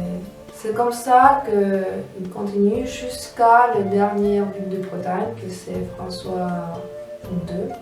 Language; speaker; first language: French; non-native, fluent; Spanish